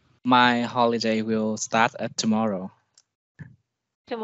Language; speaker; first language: English; non-native, learner; Vietnamese